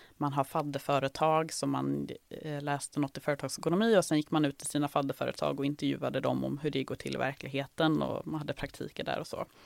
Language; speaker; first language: Swedish; native; Swedish